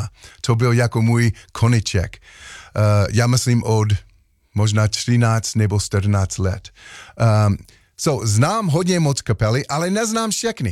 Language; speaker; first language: Czech; non-native, learner; English